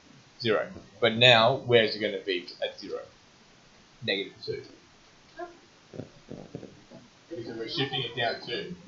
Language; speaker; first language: English; native; English